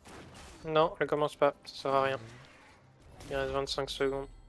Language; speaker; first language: French; native; French